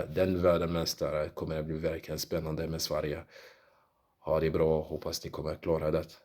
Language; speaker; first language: Swedish; non-native, learner; French